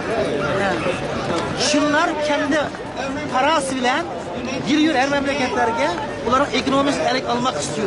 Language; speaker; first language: Turkish; non-native, learner; Uyghur